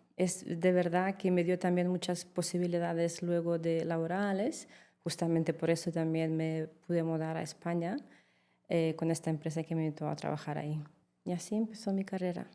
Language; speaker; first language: Spanish; early bilingual, heritage; Russian